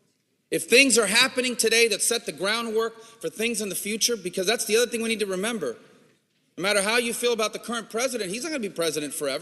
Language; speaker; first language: English; native; English